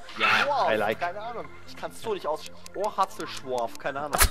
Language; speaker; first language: German; native; German